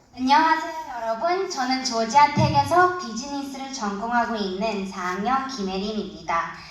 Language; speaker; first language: Korean; early bilingual, heritage; Korean